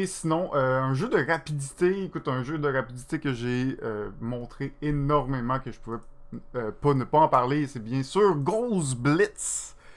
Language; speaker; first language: French; native; French